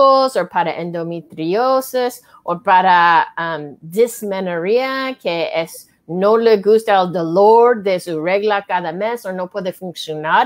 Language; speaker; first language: Spanish; non-native, learner; English